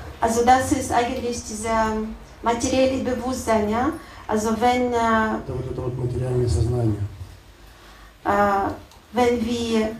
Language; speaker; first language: German; non-native, learner; Russian